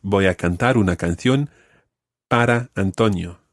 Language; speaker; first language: Spanish; non-native, fluent; English